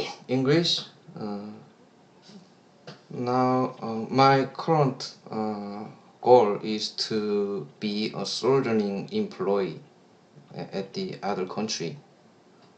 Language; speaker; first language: English; non-native, learner; Korean